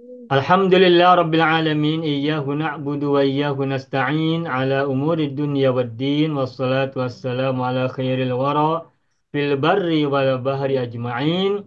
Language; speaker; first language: Arabic; non-native, fluent; Indonesian